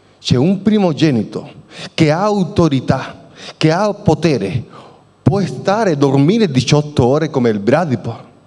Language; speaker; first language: Italian; non-native, fluent; Spanish